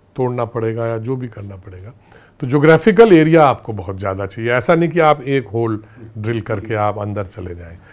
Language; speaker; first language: Hindi; native; Hindi